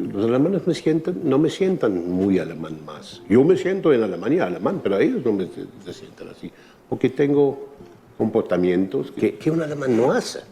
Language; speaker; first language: Spanish; non-native, fluent; German